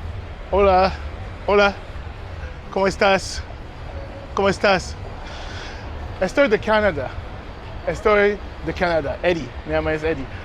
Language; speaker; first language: Spanish; non-native, learner; English